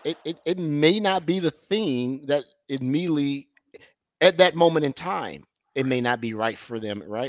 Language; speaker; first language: English; native; English